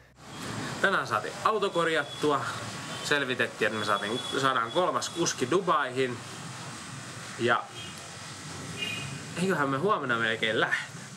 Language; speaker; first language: Finnish; native; Finnish